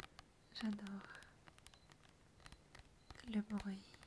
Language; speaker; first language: French; non-native, fluent; Russian